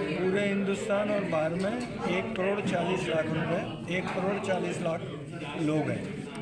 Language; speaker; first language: Hindi; non-native, local second language; Sindhi